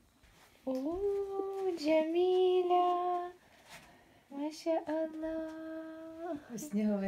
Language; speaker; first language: Arabic; non-native, fluent; Ukrainian